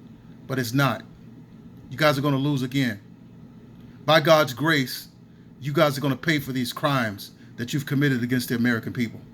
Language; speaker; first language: English; native; English